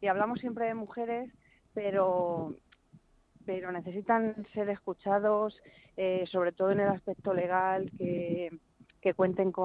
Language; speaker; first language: Spanish; native; Spanish